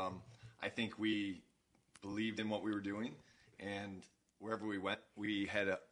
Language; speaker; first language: English; native; English